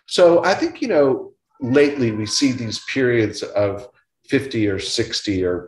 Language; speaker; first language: English; native; English